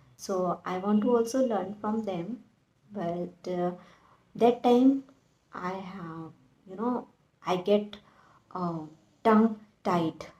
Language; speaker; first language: English; non-native, learner; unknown